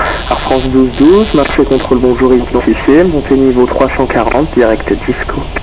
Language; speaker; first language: French; native; French